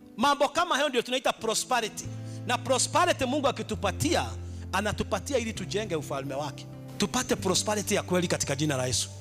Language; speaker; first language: Swahili; non-native, local second language; Kikuyu